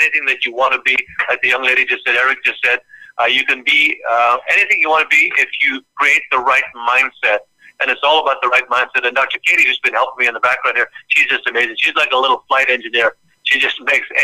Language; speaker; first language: English; native; English